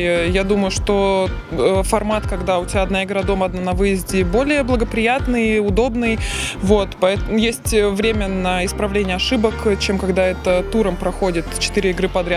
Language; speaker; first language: Russian; native; Russian